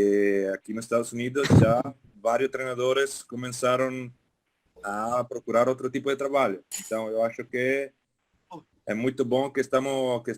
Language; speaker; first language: Portuguese; non-native, fluent; Italian